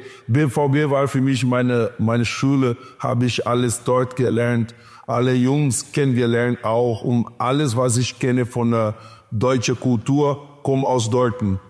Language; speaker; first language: German; non-native, learner; Portuguese